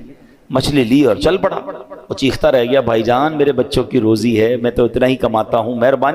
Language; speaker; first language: Urdu; native; Urdu